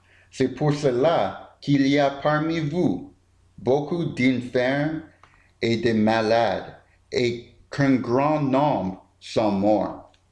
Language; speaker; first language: French; non-native, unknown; English